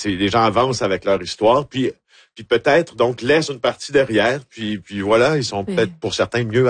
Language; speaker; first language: French; native; French